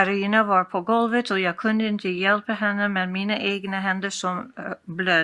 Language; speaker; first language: Swedish; non-native, fluent; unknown